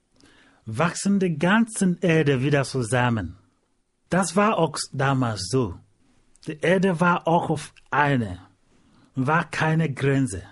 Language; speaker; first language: German; non-native, learner; Igbo